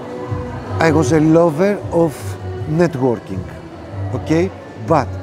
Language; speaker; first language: English; non-native, fluent; Greek